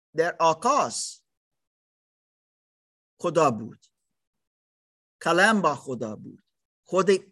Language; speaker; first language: Persian; non-native, learner; German